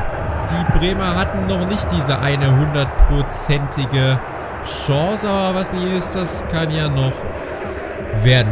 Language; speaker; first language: German; native; German